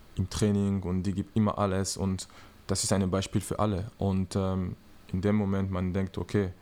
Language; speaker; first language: German; non-native, learner; French